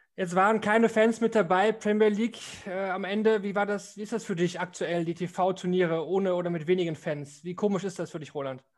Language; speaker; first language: German; native; German